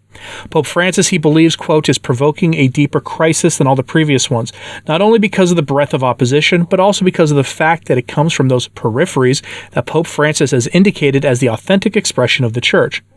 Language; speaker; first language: English; native; English